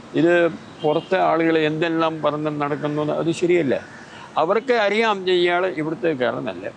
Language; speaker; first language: Malayalam; non-native, fluent; Hindi